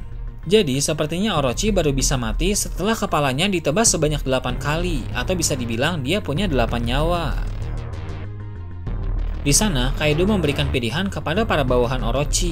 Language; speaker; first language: Indonesian; native; Indonesian